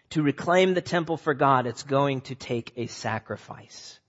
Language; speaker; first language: English; native; English